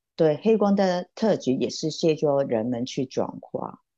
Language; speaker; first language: Chinese; non-native, local second language; Cantonese